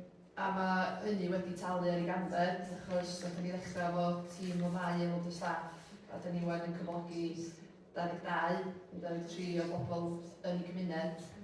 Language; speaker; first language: Welsh; native; Welsh